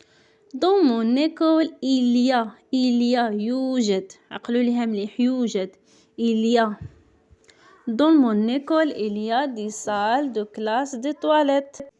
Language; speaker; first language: French; non-native, local second language; Arabic